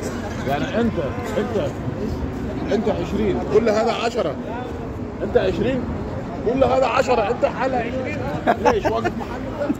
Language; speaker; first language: Arabic; non-native, learner; Bangla